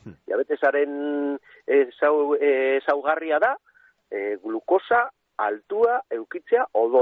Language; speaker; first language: Basque; native; Basque